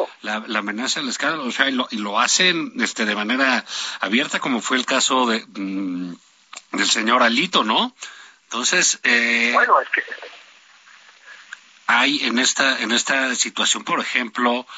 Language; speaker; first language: Spanish; native; Spanish